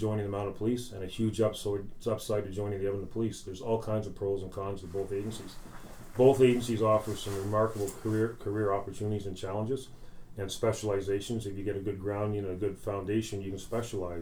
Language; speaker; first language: English; native; English